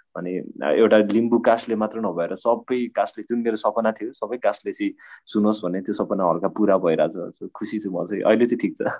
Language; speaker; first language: Nepali; non-native, local second language; Limbu